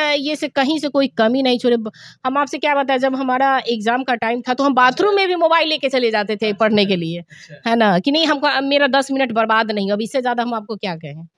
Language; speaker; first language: Hindi; native; Hindi